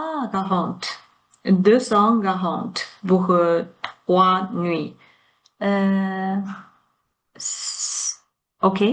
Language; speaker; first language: French; non-native, learner; Chinese